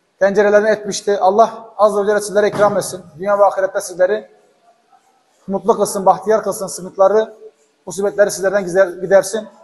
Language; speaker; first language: Turkish; non-native, fluent; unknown